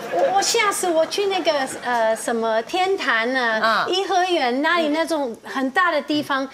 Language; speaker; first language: Chinese; non-native, fluent; English